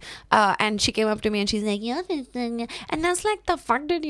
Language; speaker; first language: English; non-native, local second language; Hindi